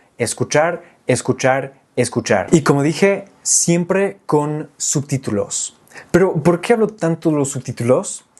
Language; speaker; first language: Spanish; non-native, fluent; English